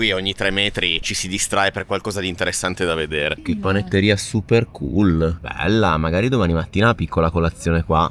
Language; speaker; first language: Italian; native; Italian